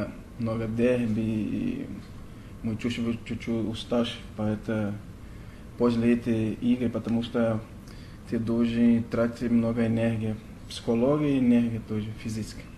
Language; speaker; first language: Russian; non-native, learner; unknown